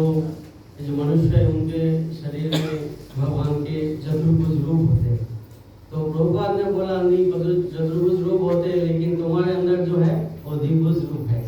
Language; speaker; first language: Hindi; non-native, local second language; Bangla